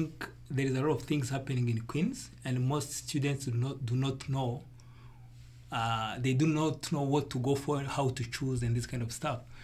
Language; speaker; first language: English; non-native, local second language; Kinyarwanda